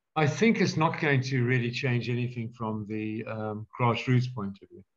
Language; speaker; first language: English; native; English